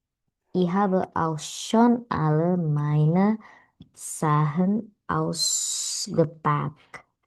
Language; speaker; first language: German; non-native, learner; Indonesian